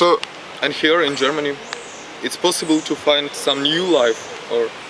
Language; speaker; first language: English; non-native, learner; German